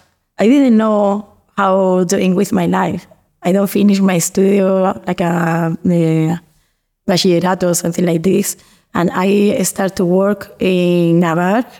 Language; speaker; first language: English; non-native, learner; Spanish